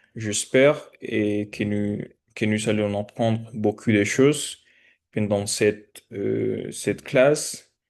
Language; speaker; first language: French; non-native, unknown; Spanish